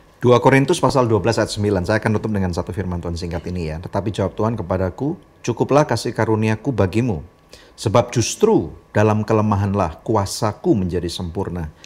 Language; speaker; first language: Indonesian; native; Indonesian